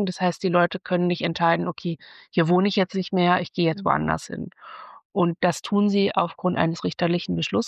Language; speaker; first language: German; native; German